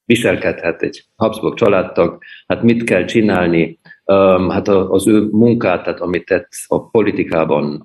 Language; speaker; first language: Hungarian; early bilingual, heritage; German